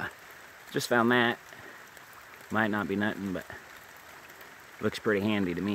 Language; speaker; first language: English; native; English